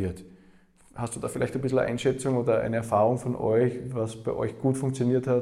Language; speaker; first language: German; native; German